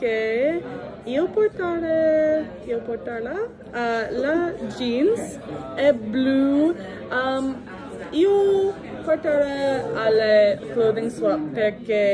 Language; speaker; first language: Italian; non-native, learner; English